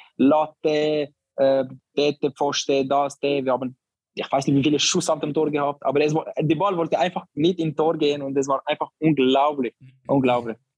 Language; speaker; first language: German; non-native, learner; Albanian